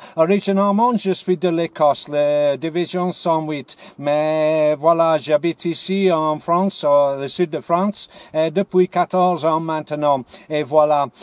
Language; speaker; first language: French; non-native, learner; English